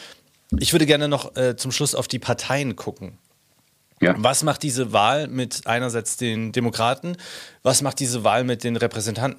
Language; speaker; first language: German; native; German